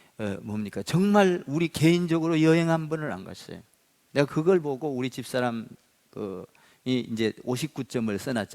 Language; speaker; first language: Korean; native; Korean